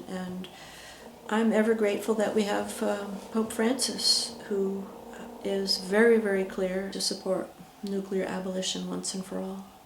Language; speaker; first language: English; native; English